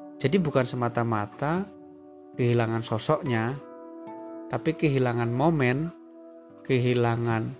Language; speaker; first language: Indonesian; native; Indonesian